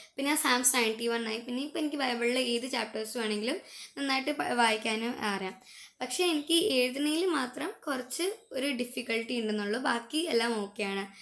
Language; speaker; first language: Malayalam; early bilingual, heritage; Malayalam